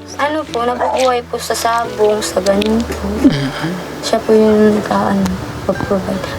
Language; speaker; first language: Filipino; native; Filipino